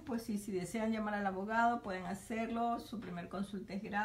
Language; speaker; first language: Spanish; native; Spanish